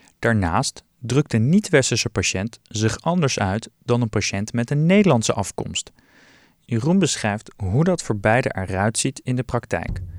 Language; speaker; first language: Dutch; early bilingual, other home language; Turkish